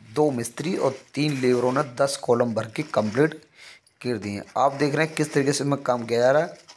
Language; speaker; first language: Hindi; native; Hindi